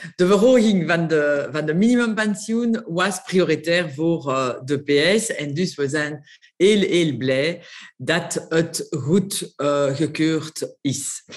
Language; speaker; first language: Dutch; non-native, local second language; French